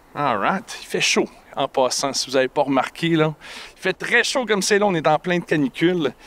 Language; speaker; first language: French; native; French